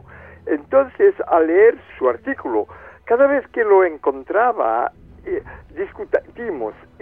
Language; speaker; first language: Spanish; non-native, fluent; French